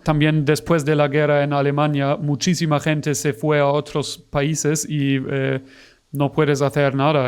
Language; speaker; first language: Spanish; non-native, fluent; German